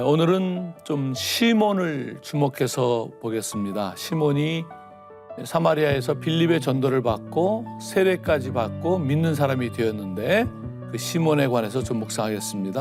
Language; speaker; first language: Korean; native; Korean